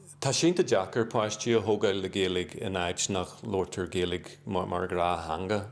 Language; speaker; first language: Irish; non-native, local second language; English